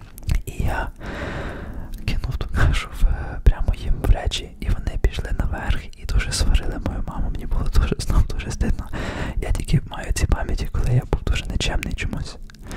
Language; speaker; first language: Ukrainian; early bilingual, heritage; Ukrainian